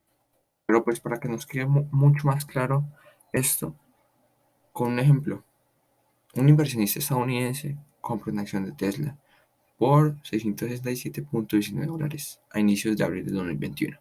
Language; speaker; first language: Spanish; native; Spanish